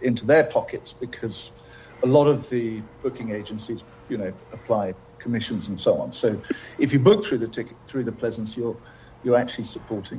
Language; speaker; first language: English; native; English